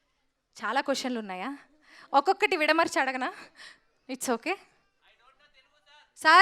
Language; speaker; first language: Telugu; native; Telugu